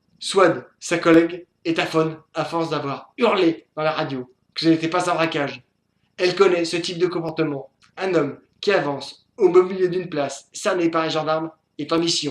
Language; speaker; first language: French; native; French